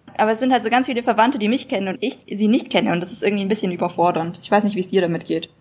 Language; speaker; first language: German; early bilingual, other home language; Vietnamese